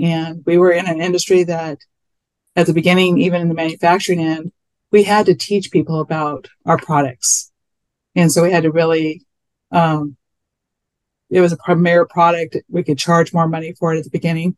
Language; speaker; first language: English; native; English